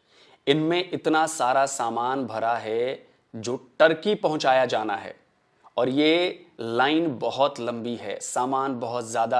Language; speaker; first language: Hindi; native; Hindi